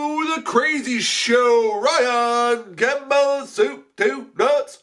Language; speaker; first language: English; native; English